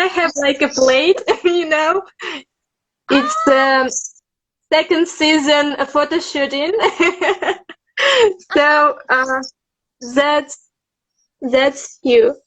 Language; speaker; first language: English; non-native, learner; Russian